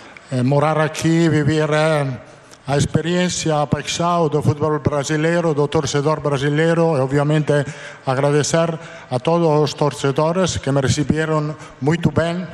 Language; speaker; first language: Portuguese; non-native, fluent; Italian